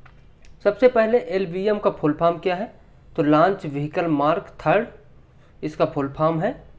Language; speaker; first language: Hindi; native; Hindi